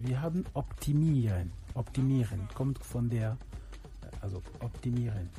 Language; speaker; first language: German; non-native, fluent; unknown